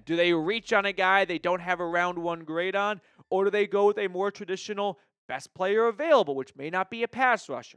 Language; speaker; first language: English; native; English